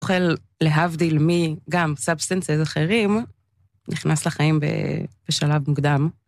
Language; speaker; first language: Hebrew; early bilingual, other home language; English